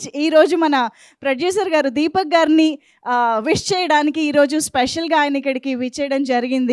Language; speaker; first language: Telugu; native; Telugu